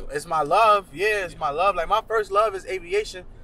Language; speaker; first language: English; early bilingual, other home language; Haitian Creole